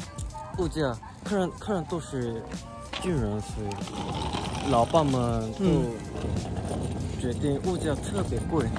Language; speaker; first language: Chinese; non-native, learner; Korean